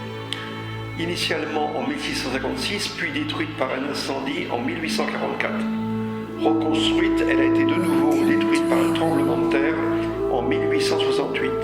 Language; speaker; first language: French; native; French